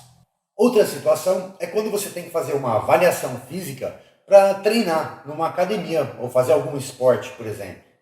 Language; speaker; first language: Portuguese; non-native, fluent; English